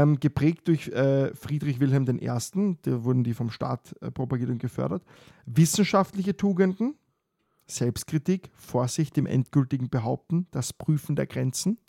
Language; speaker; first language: German; native; German